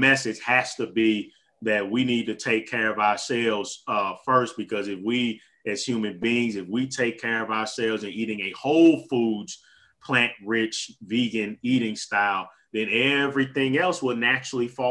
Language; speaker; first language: English; native; English